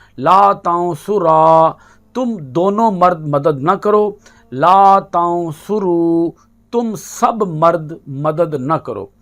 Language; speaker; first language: Urdu; native; Urdu